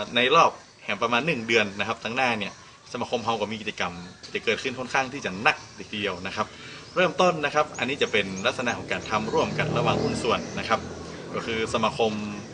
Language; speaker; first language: Thai; native; Thai